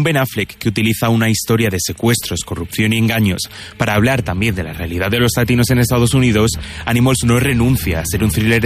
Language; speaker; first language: Spanish; native; Spanish